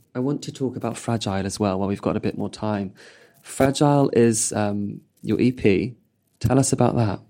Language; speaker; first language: English; native; English